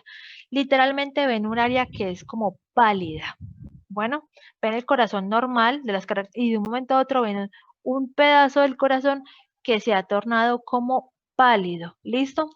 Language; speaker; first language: Spanish; native; Spanish